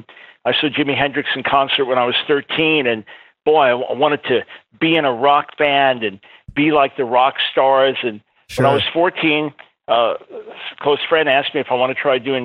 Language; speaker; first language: English; native; English